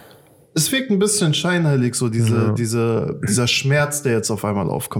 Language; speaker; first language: German; native; German